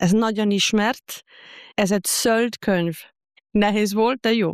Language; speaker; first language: Hungarian; non-native, learner; German